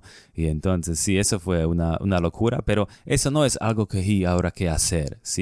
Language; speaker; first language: Spanish; non-native, fluent; Slovak